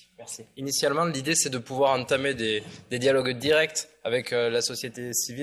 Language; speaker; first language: French; native; French